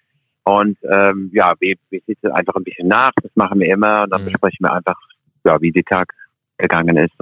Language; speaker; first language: German; non-native, fluent; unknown